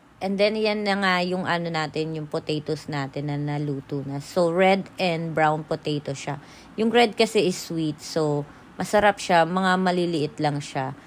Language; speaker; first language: Filipino; native; Filipino